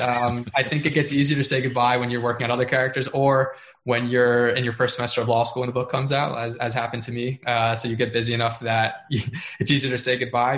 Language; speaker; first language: English; native; English